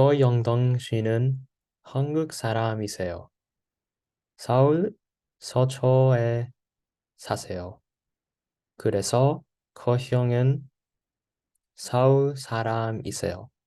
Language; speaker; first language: Korean; non-native, learner; English